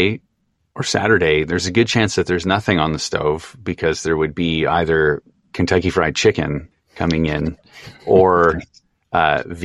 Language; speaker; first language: English; native; English